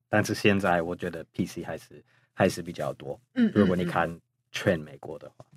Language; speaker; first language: Chinese; non-native, fluent; English